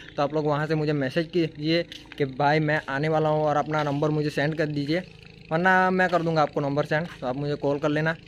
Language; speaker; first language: Hindi; non-native, local second language; Gujarati